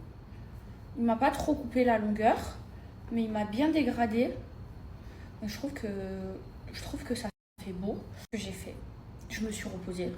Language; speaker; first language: French; native; French